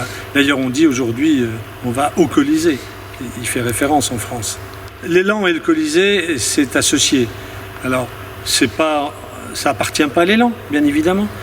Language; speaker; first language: French; native; French